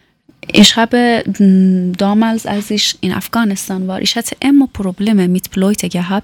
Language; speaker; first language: German; non-native, learner; Persian